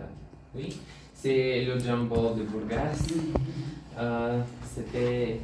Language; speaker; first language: French; non-native, learner; Bulgarian